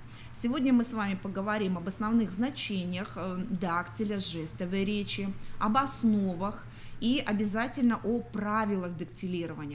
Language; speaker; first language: Russian; native; Russian